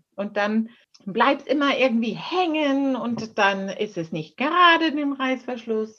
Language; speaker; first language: German; non-native, fluent; English